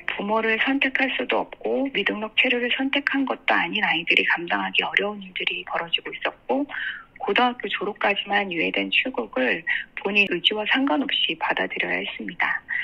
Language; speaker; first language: Korean; native; Korean